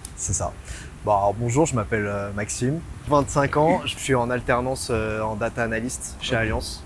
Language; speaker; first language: French; native; French